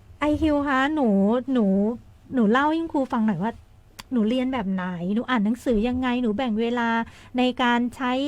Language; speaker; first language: Thai; native; Thai